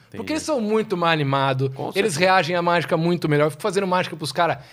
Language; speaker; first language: Portuguese; native; Portuguese